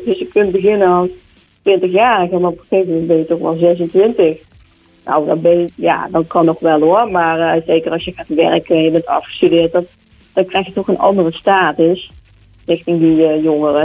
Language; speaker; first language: Dutch; native; Dutch